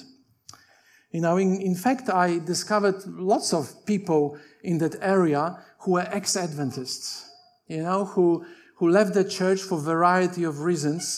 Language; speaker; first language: English; non-native, fluent; Polish